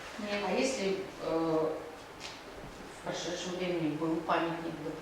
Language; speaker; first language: Russian; native; Russian